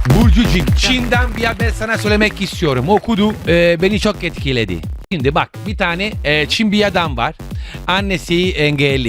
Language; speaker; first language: Turkish; non-native, learner; Italian